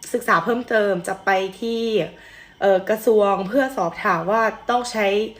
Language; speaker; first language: Thai; early bilingual, other home language; Russian